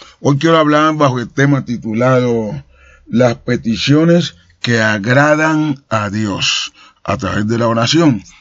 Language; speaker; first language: Spanish; native; Spanish